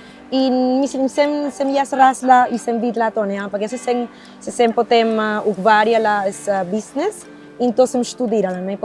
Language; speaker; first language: Slovenian; non-native, fluent; Spanish